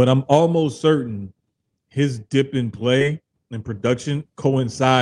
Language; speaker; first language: English; native; English